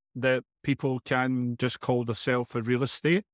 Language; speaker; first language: English; native; English